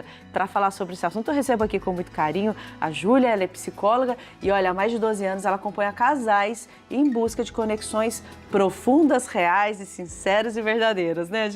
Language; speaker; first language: Portuguese; native; Portuguese